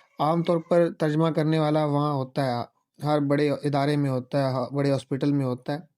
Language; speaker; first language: Urdu; non-native, local second language; Punjabi